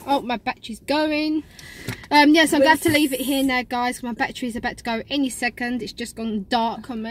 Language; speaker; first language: English; native; English